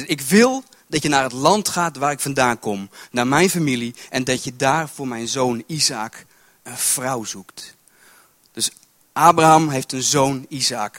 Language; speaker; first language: Dutch; native; Dutch